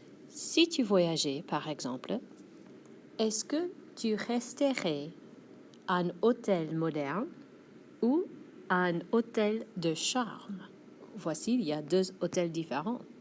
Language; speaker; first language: French; non-native, fluent; English